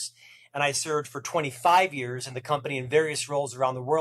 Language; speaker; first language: English; native; English